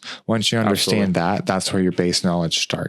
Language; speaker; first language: English; native; English